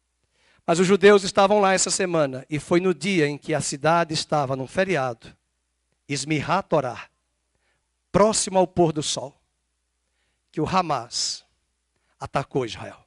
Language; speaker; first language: Portuguese; native; Portuguese